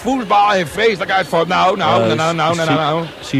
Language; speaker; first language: Dutch; native; Dutch